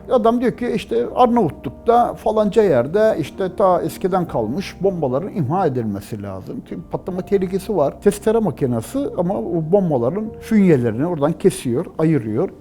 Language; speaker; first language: Turkish; native; Turkish